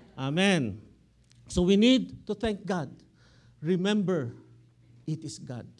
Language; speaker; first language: English; non-native, local second language; Filipino